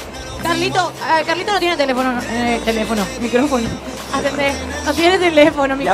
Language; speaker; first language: Spanish; native; Spanish